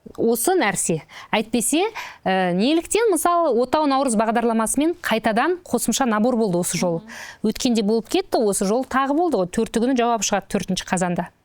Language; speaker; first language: Kazakh; native; Kazakh